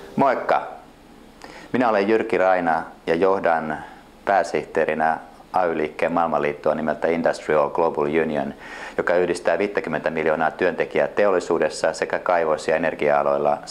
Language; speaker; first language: Finnish; native; Finnish